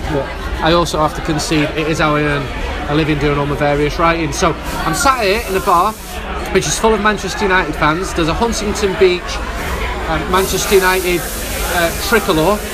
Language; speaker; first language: English; native; English